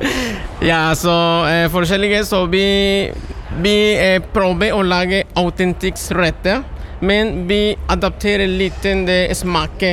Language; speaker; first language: Norwegian; non-native, learner; Spanish